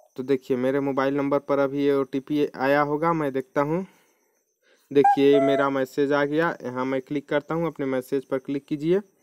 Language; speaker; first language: Hindi; native; Hindi